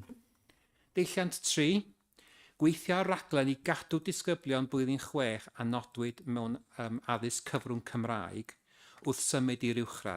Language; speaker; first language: Welsh; native; Welsh